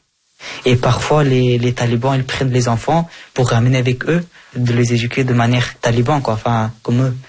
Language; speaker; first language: French; non-native, fluent; Persian